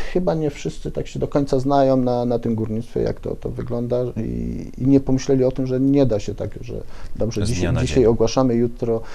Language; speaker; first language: Polish; native; Polish